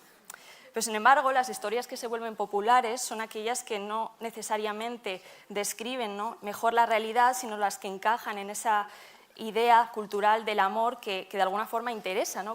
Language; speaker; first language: Spanish; native; Spanish